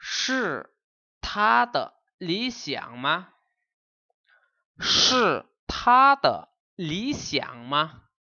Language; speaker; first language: Chinese; non-native, fluent; Lao